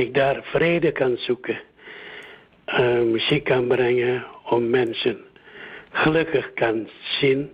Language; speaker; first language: Dutch; early bilingual, other home language; Indonesian